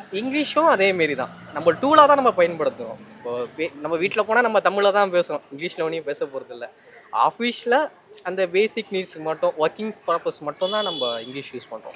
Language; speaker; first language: Tamil; native; Tamil